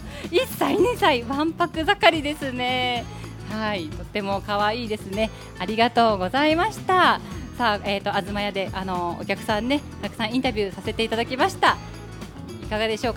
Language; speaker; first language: Japanese; native; Japanese